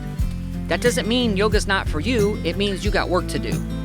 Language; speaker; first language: English; native; English